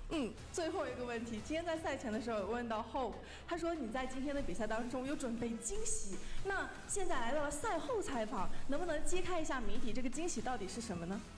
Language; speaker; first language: Chinese; native; Chinese